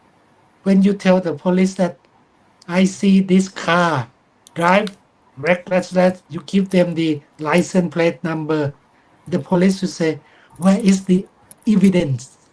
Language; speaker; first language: English; non-native, fluent; Thai